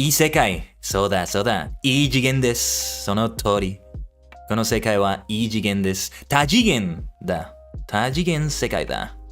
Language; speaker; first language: Japanese; non-native, learner; English